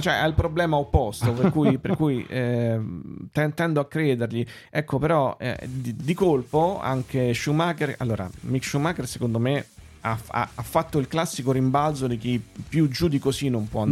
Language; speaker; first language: Italian; native; Italian